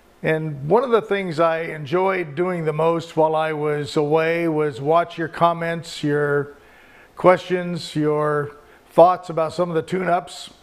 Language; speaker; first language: English; native; English